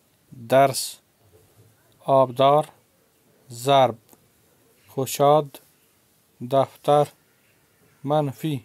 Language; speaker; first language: Persian; non-native, fluent; Urdu